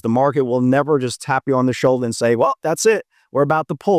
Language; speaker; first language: English; native; English